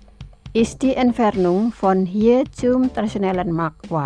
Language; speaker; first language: German; non-native, fluent; Indonesian